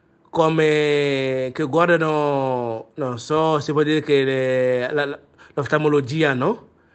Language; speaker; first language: Italian; non-native, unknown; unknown